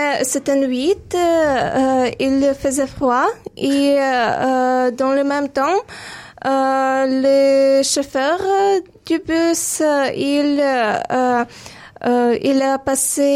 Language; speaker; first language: French; non-native, learner; Ukrainian